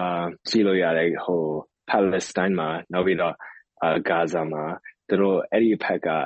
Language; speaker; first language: Burmese; early bilingual, heritage; Burmese